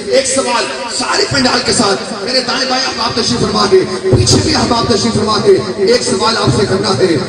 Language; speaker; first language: Urdu; non-native, local second language; Punjabi